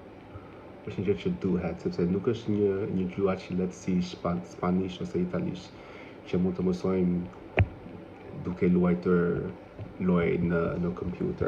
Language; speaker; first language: Albanian; non-native, learner; English